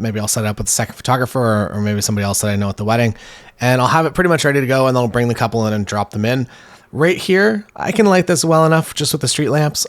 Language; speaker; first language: English; native; English